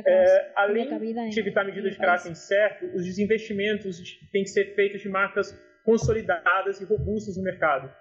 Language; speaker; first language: Portuguese; native; Portuguese